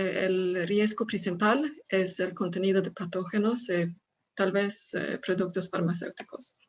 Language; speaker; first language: Spanish; non-native, fluent; Swedish